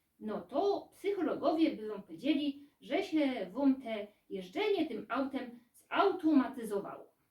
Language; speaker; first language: Polish; native; Polish